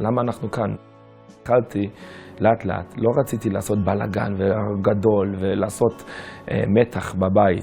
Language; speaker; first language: Hebrew; non-native, fluent; English